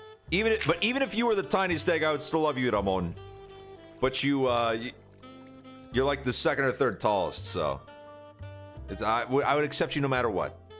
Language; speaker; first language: English; native; English